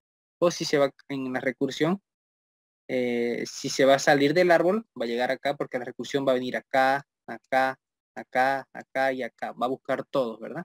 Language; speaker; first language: Spanish; native; Spanish